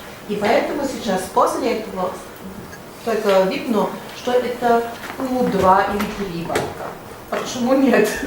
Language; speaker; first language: Russian; non-native, learner; German